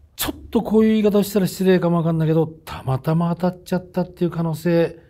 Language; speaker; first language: Japanese; native; Japanese